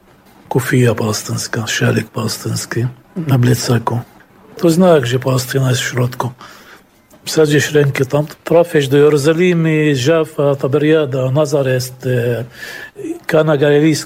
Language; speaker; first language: Polish; non-native, fluent; Arabic